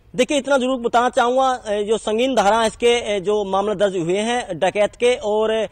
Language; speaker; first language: Hindi; native; Hindi